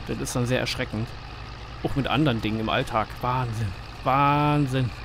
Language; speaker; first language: German; native; German